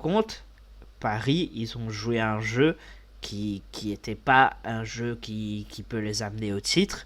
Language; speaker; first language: French; native; French